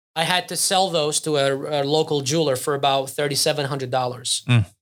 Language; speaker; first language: English; early bilingual, other home language; Arabic